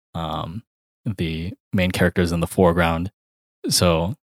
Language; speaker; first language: English; early bilingual, other home language; Filipino